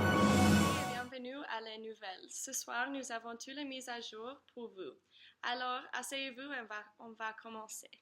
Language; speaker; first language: French; non-native, learner; English